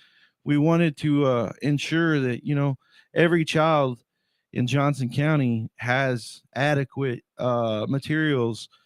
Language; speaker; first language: English; native; English